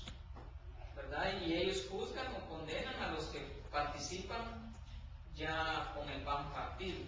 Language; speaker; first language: Spanish; native; Spanish